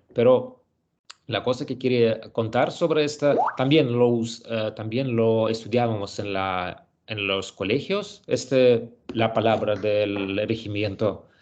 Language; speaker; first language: Spanish; non-native, learner; Russian